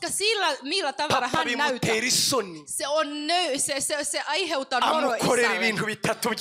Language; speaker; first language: Finnish; non-native, fluent; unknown